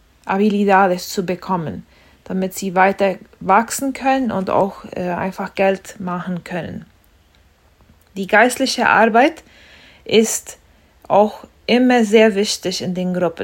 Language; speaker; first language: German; non-native, fluent; Spanish